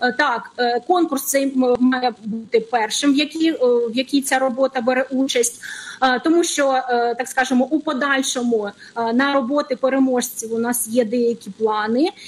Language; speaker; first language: Ukrainian; native; Ukrainian